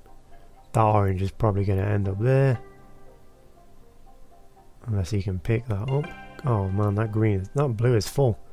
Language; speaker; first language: English; native; English